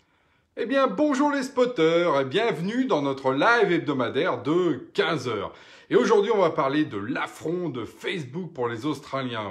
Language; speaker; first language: French; native; French